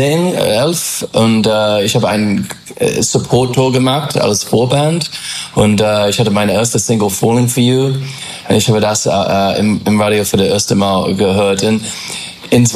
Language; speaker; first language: German; non-native, fluent; English